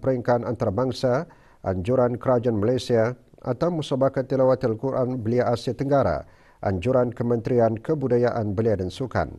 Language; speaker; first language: Malay; native; Malay